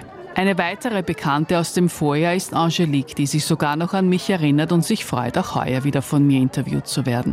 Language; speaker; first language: German; native; German